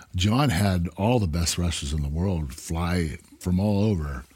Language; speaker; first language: English; native; English